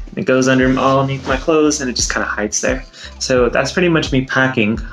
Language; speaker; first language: English; native; English